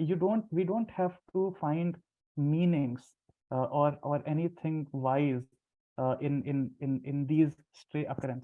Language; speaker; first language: English; non-native, local second language; Hindi